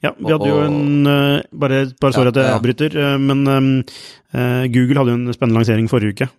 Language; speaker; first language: Norwegian; native; Norwegian